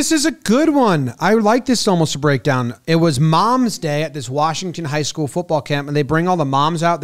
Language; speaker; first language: English; native; English